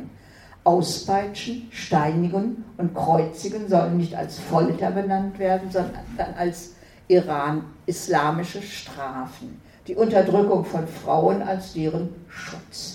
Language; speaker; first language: German; native; German